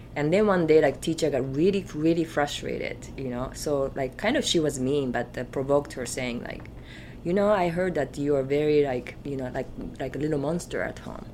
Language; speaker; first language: English; non-native, fluent; Japanese